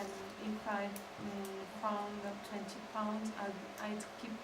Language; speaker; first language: English; non-native, learner; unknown